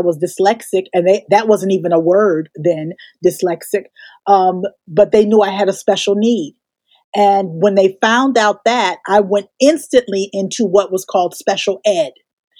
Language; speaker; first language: English; native; English